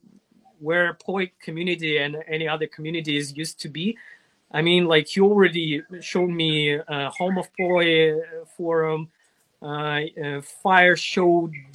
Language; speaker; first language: English; non-native, learner; Russian